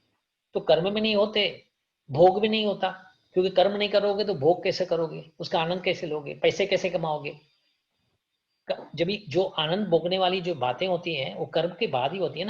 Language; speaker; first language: Hindi; native; Hindi